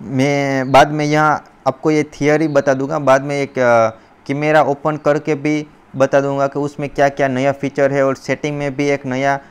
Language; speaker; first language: Hindi; non-native, local second language; Gujarati